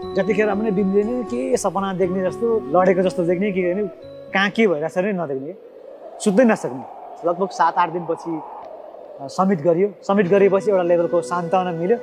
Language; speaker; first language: Nepali; non-native, local second language; Sherpa